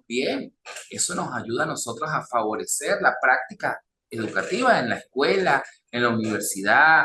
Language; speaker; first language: Spanish; native; Spanish